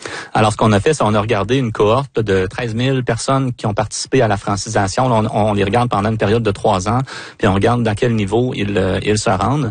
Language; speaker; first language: French; native; French